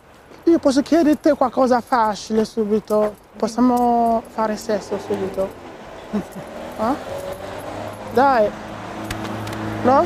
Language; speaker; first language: Italian; non-native, learner; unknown